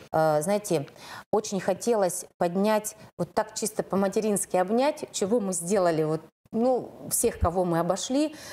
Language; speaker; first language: Russian; native; Russian